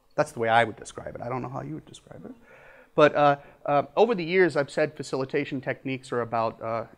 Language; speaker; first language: English; native; English